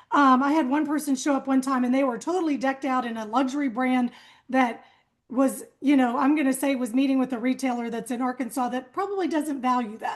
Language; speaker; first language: English; native; English